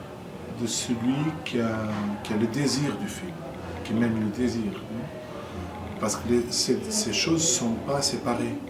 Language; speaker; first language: French; non-native, fluent; Portuguese